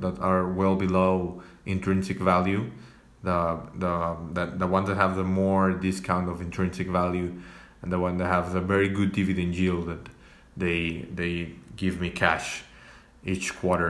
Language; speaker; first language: English; non-native, fluent; Spanish